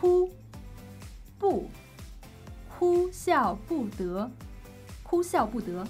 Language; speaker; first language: Chinese; native; Chinese